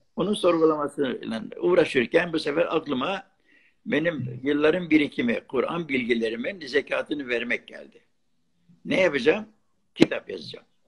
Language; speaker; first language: Turkish; non-native, local second language; Arabic